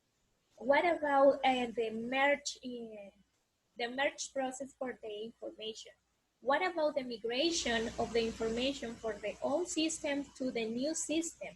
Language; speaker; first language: English; non-native, learner; Spanish